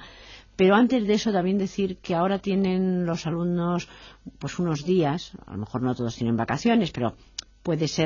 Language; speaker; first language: Spanish; native; Spanish